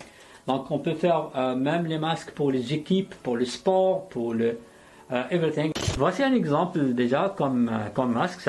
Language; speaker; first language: French; non-native, local second language; Arabic